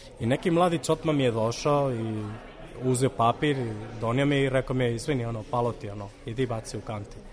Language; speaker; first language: Serbian; non-native, fluent; Catalan